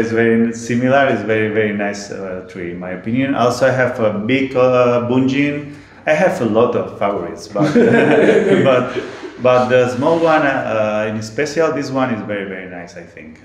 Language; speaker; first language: English; non-native, learner; Spanish